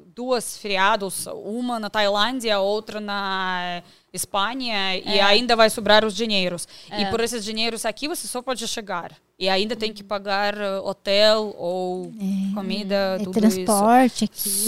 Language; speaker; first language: Portuguese; non-native, fluent; Russian